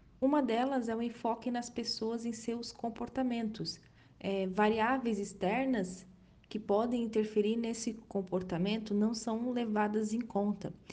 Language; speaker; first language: Portuguese; native; Portuguese